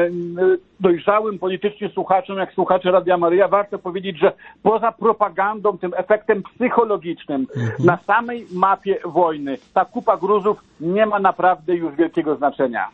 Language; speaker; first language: Polish; native; Polish